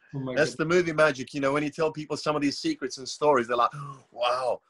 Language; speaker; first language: English; non-native, fluent; Croatian